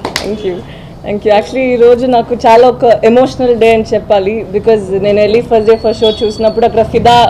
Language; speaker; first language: Telugu; non-native, learner; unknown